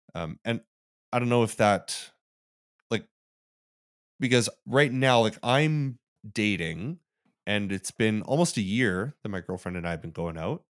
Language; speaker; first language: English; native; English